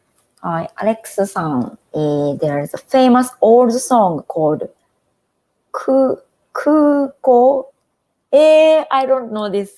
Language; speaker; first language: English; non-native, fluent; Japanese